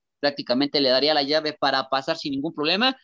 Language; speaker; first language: Spanish; native; Spanish